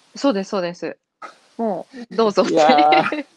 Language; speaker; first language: Japanese; native; Japanese